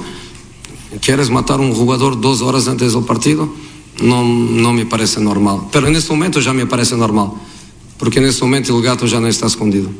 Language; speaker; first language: Spanish; non-native, fluent; Portuguese